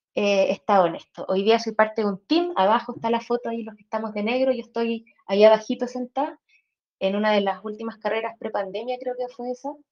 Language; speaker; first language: Spanish; native; Spanish